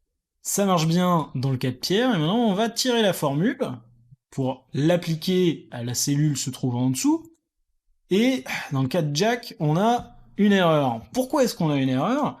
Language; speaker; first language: French; native; French